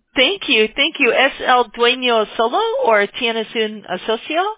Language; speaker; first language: Spanish; non-native, learner; English